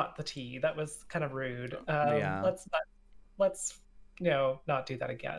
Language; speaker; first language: English; native; English